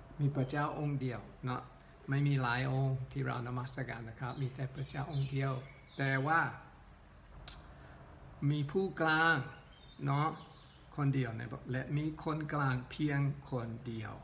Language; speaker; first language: Thai; non-native, local second language; Northeastern Thai